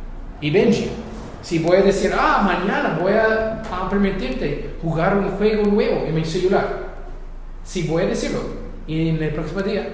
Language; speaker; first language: Spanish; non-native, fluent; English